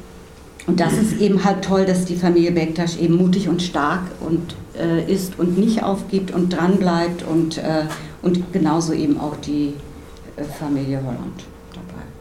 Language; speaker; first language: German; native; German